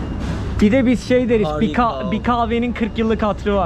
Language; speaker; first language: Turkish; native; Turkish